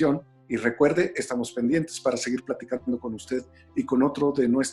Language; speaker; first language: Spanish; native; Spanish